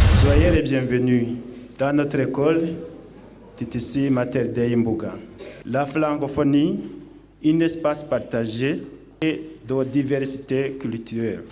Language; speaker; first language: French; non-native, local second language; Kinyarwanda